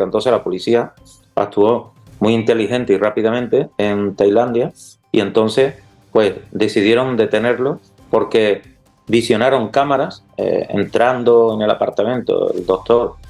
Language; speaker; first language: Spanish; native; Spanish